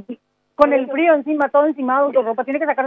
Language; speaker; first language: Spanish; native; Spanish